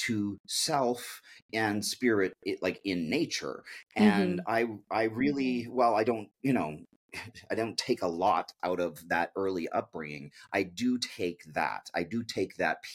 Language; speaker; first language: English; native; English